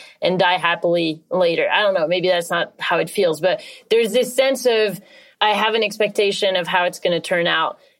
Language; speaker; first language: English; non-native, fluent; French